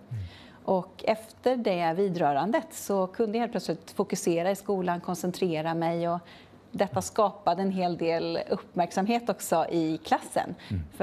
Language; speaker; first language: Swedish; native; Swedish